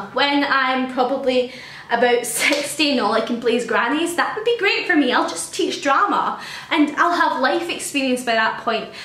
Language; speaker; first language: English; native; English